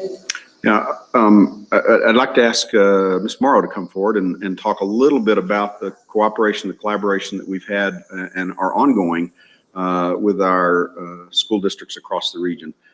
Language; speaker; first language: English; native; English